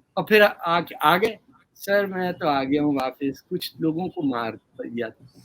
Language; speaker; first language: Urdu; native; Urdu